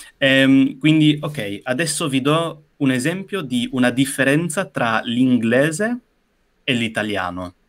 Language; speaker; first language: Italian; non-native, fluent; English